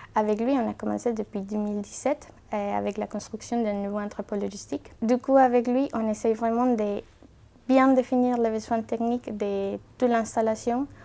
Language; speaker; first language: French; non-native, fluent; Spanish